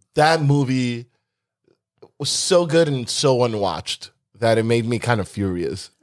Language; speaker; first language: English; native; English